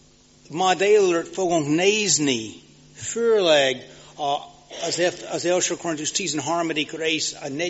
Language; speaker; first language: Hungarian; non-native, fluent; English